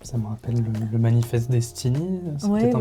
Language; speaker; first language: French; native; French